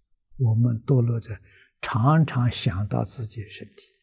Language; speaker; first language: Chinese; native; Chinese